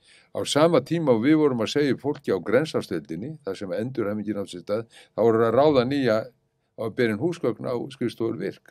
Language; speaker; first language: Icelandic; native; Icelandic